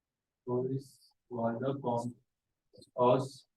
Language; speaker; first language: German; non-native, learner; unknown